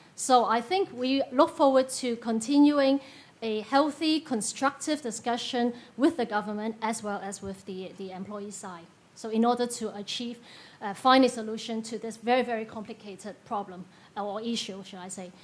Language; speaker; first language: English; non-native, local second language; Cantonese